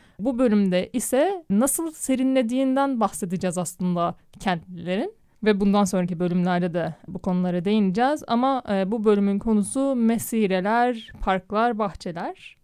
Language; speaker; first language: Turkish; native; Turkish